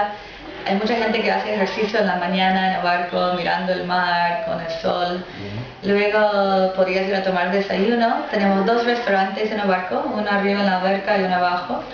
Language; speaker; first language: Spanish; non-native, fluent; English